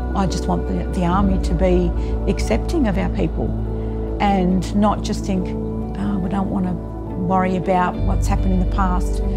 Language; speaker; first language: English; native; English